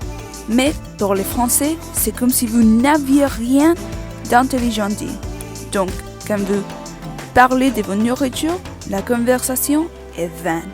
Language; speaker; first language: French; non-native, learner; English